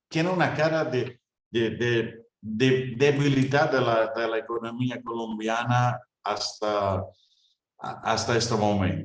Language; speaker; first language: Spanish; non-native, fluent; Italian